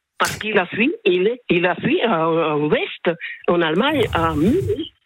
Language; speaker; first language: French; non-native, fluent; Slovak